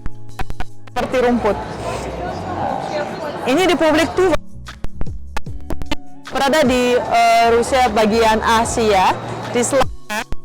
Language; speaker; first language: Indonesian; non-native, fluent; Russian